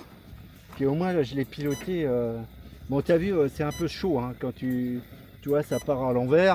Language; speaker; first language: French; native; French